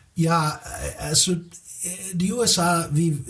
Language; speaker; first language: German; non-native, fluent; English